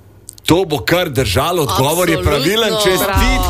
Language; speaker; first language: Slovenian; native; Slovenian